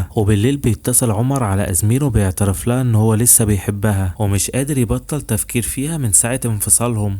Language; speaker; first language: Arabic; native; Arabic